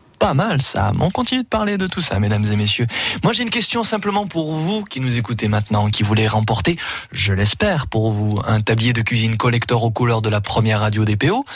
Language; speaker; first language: French; native; French